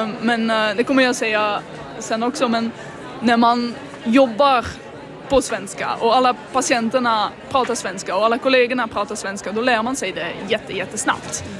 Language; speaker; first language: Swedish; non-native, fluent; Dutch